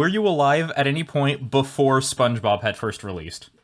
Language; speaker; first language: English; native; English